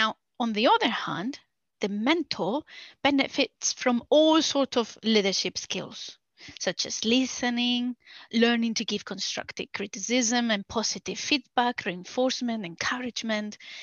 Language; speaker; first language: English; non-native, fluent; Spanish